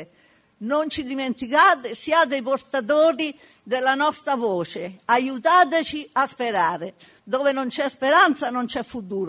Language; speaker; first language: Italian; native; Italian